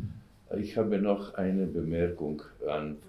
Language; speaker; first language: German; non-native, learner; Slovenian